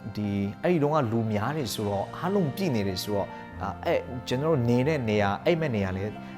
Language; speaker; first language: Burmese; non-native, local second language; Hakha Chin